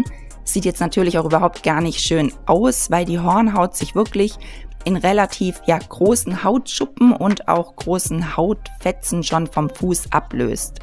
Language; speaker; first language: German; native; German